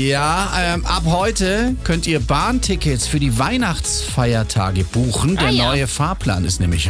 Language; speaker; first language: German; native; German